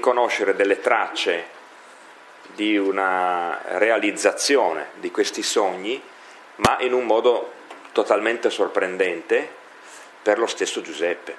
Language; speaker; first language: Italian; native; Italian